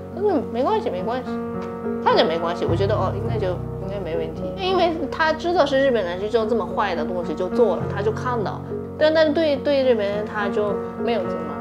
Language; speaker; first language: Chinese; non-native, fluent; Japanese